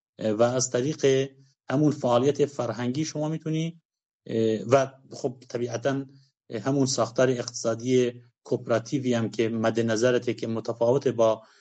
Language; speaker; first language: Persian; non-native, local second language; Kurdish